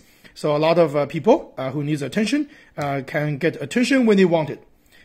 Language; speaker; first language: English; non-native, fluent; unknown